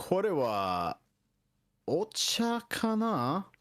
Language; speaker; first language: Japanese; non-native, learner; English